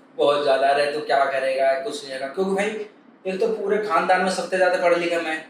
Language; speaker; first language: Hindi; native; Hindi